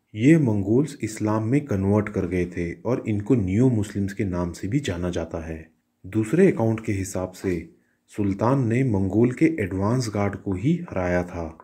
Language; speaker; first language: Hindi; native; Hindi